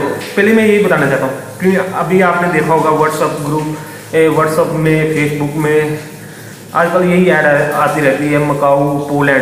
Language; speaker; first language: Hindi; native; Hindi